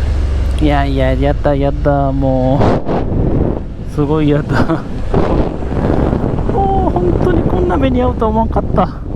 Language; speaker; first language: Japanese; native; Japanese